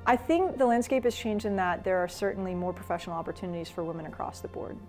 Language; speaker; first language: English; native; English